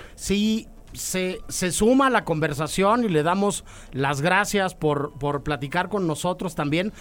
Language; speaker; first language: Spanish; native; Spanish